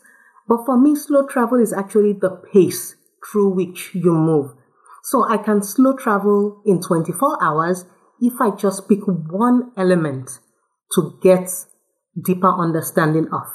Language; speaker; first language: English; non-native, local second language; Yoruba